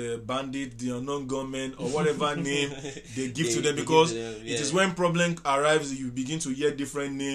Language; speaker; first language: English; non-native, local second language; Yoruba